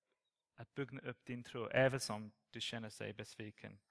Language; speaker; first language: Swedish; non-native, learner; English